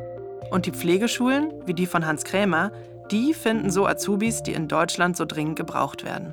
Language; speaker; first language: German; native; German